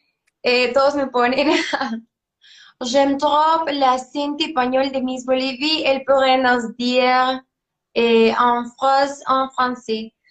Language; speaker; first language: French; non-native, learner; Spanish